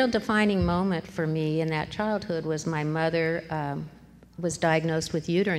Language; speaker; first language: English; native; English